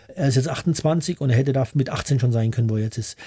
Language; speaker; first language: German; native; German